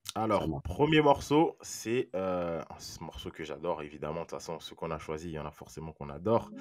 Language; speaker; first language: French; native; French